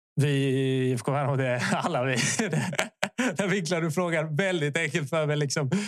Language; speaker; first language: Swedish; early bilingual, other home language; Bosnian